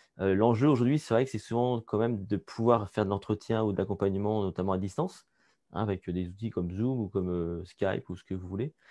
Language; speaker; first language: French; native; French